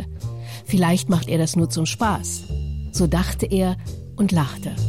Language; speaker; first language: German; native; German